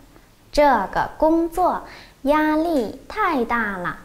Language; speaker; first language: Chinese; non-native, fluent; Vietnamese